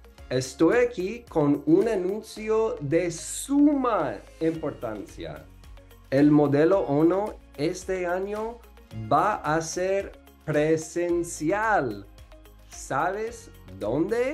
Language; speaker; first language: Spanish; non-native, fluent; English